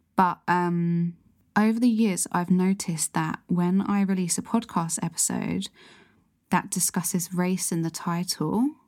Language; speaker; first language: English; native; English